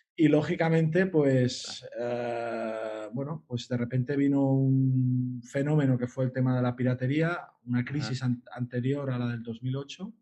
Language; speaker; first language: Spanish; native; Spanish